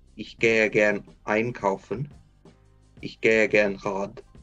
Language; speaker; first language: German; non-native, fluent; English